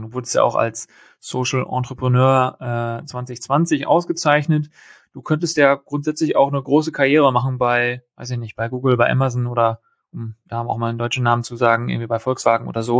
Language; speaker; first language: German; native; German